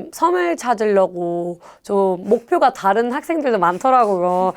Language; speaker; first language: Korean; non-native, fluent; German